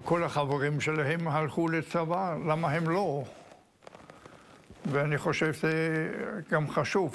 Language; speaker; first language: Hebrew; non-native, learner; German